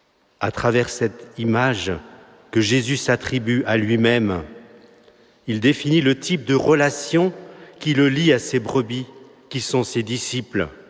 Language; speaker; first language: French; native; French